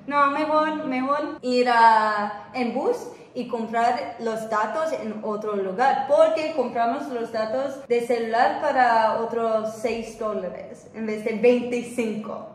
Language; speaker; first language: Spanish; non-native, fluent; English